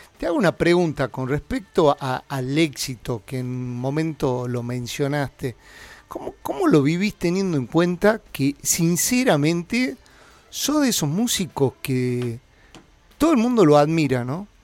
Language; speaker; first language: Spanish; native; Spanish